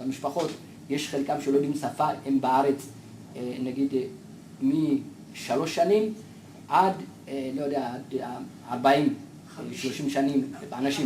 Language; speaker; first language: Hebrew; non-native, fluent; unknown